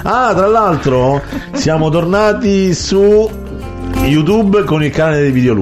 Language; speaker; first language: Italian; native; Italian